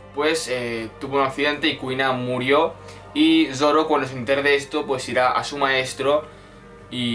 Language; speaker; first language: Spanish; native; Spanish